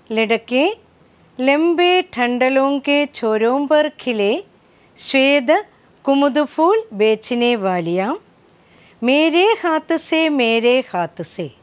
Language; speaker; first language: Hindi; non-native, local second language; Malayalam